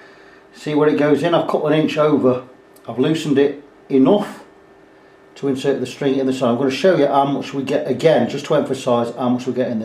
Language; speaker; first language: English; native; English